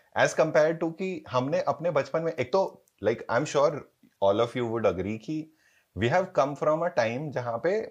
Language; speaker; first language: Hindi; native; Hindi